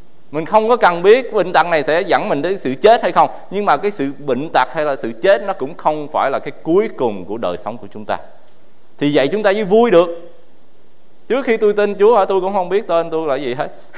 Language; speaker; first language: Vietnamese; early bilingual, heritage; Vietnamese